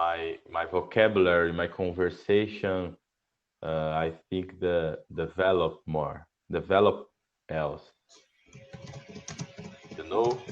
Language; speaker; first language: English; non-native, learner; Portuguese